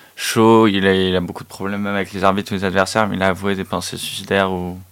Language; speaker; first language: French; native; French